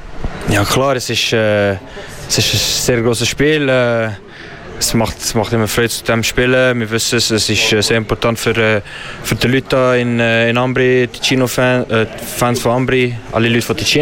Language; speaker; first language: German; non-native, learner; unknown